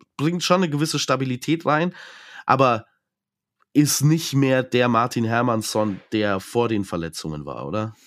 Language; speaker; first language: German; native; German